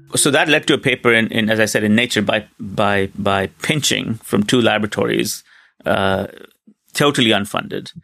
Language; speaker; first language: English; non-native, local second language; Hindi